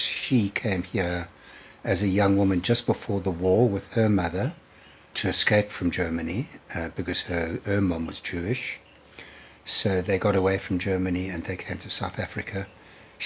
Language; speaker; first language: English; native; English